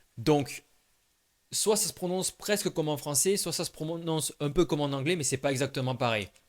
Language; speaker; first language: French; native; French